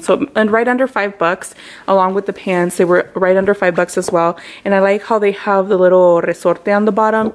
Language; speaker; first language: English; early bilingual, other home language; Spanish